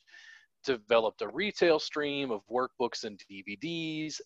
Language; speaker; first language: English; native; English